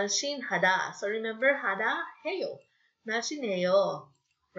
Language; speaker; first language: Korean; non-native, fluent; Filipino